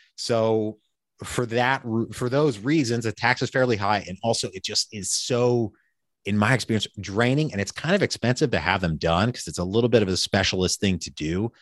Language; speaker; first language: English; native; English